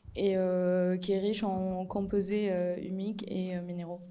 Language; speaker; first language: French; non-native, local second language; Arabic